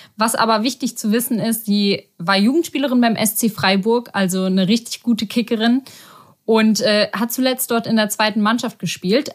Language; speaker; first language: German; native; German